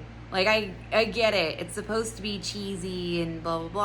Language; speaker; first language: English; native; English